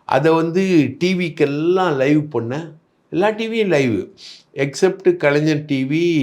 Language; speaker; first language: Tamil; native; Tamil